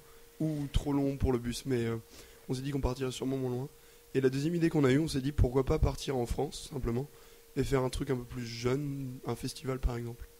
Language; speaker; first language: French; native; French